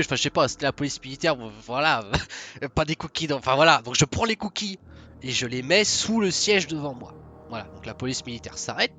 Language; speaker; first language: French; native; French